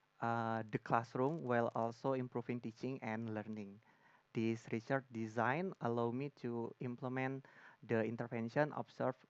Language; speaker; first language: English; non-native, learner; Indonesian